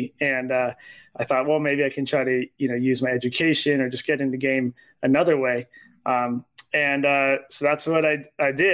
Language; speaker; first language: English; native; English